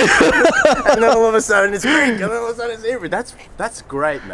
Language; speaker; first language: English; native; English